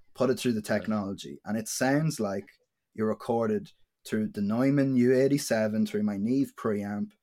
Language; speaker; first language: English; native; English